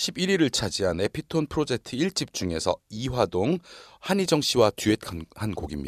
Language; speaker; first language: Korean; native; Korean